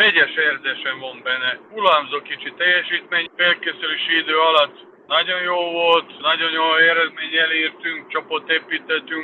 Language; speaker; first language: Hungarian; non-native, fluent; Serbian